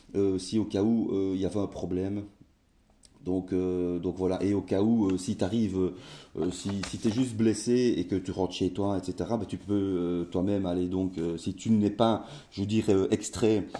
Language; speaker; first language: French; native; French